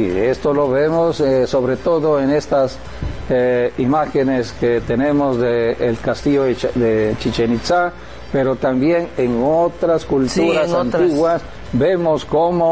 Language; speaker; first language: Spanish; native; Spanish